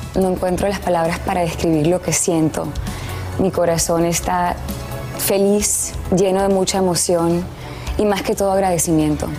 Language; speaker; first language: Spanish; early bilingual, heritage; Spanish